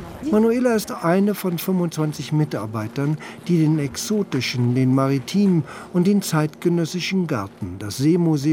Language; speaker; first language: German; native; German